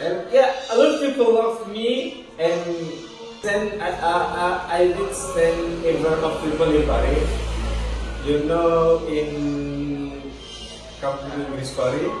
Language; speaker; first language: English; non-native, learner; Indonesian